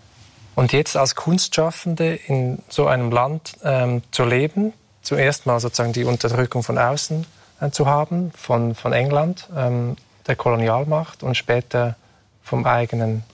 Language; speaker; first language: German; native; German